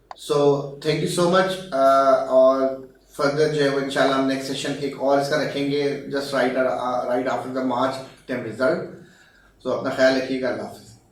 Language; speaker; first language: Urdu; native; Urdu